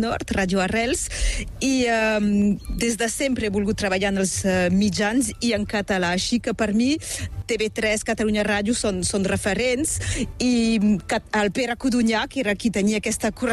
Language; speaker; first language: Catalan; native; Catalan